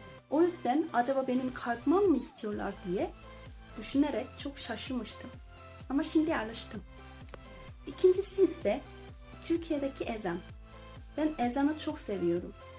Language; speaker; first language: Turkish; non-native, fluent; Korean